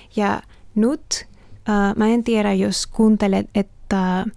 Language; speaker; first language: Finnish; non-native, fluent; Spanish